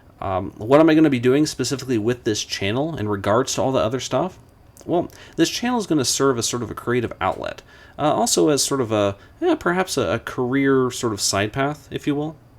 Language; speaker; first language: English; native; English